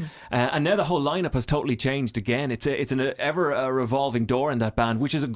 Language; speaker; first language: English; native; English